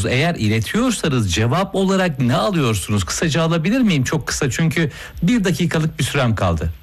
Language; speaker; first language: Turkish; native; Turkish